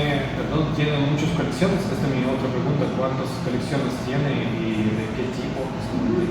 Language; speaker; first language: Spanish; non-native, learner; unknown